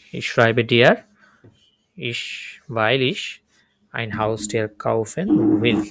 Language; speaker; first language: German; non-native, fluent; Bangla